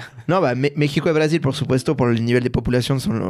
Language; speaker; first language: Spanish; non-native, fluent; French